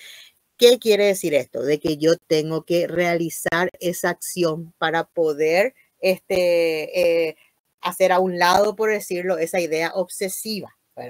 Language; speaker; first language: Spanish; native; Spanish